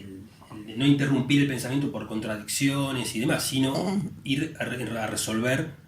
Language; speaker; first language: Spanish; native; Spanish